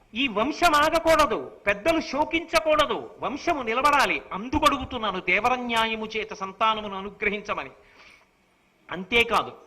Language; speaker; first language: Telugu; native; Telugu